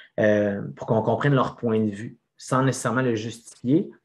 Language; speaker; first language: French; native; French